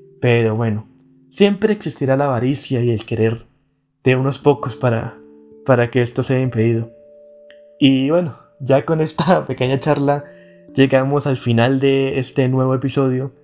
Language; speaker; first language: Spanish; native; Spanish